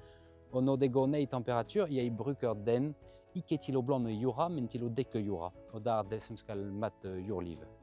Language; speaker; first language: Norwegian; non-native, fluent; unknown